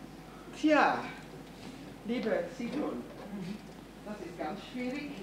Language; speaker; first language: German; non-native, fluent; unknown